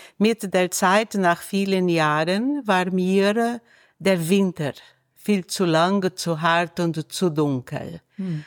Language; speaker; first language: German; non-native, fluent; Portuguese